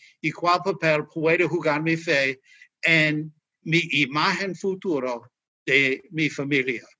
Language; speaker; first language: Spanish; non-native, learner; English